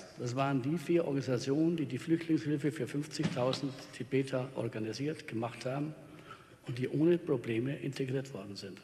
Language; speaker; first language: German; native; German